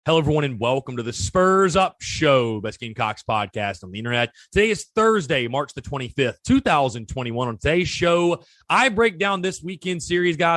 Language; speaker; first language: English; native; English